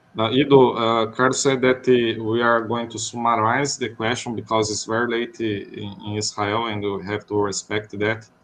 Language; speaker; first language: English; non-native, fluent; Portuguese